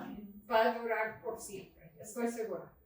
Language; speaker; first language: Spanish; non-native, fluent; English